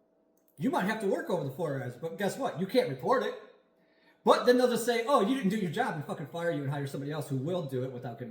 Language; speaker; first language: English; native; English